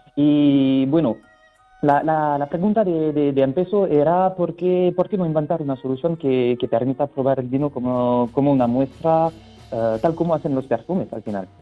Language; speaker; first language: Spanish; non-native, fluent; French